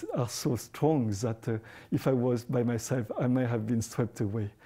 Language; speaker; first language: English; non-native, fluent; French